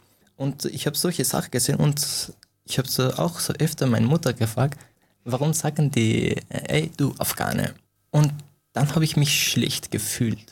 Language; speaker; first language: German; non-native, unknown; Persian